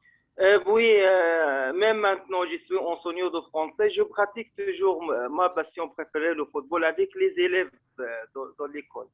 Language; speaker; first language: French; non-native, fluent; Arabic